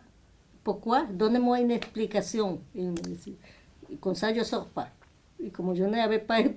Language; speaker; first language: French; non-native, fluent; Spanish